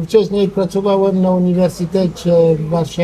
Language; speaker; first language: Polish; non-native, learner; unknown